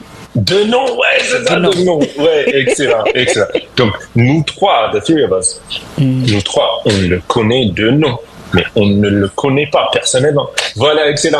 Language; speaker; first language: French; non-native, fluent; English